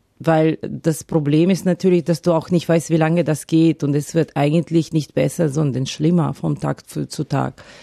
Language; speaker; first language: German; non-native, fluent; Ukrainian